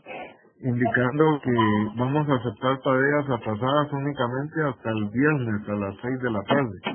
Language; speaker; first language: Spanish; native; Spanish